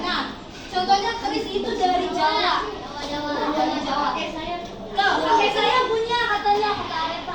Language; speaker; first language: Indonesian; native; Indonesian